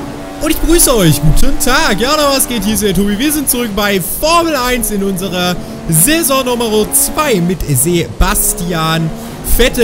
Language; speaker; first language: German; native; German